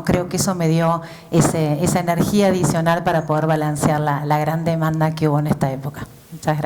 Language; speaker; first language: Spanish; native; Spanish